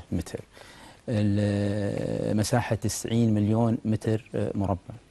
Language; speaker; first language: Arabic; native; Arabic